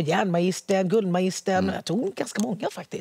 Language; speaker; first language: Swedish; early bilingual, other home language; Spanish